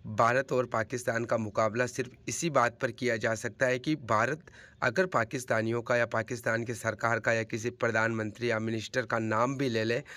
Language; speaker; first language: Hindi; native; Hindi